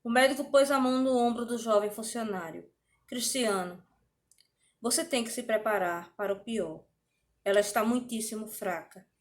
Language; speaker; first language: Portuguese; native; Portuguese